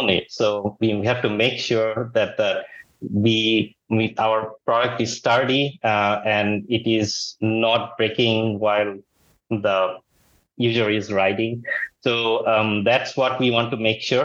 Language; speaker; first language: English; non-native, local second language; Bangla